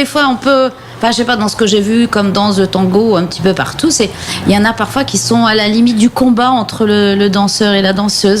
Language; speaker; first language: French; native; French